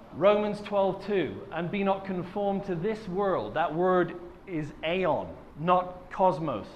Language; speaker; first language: English; native; English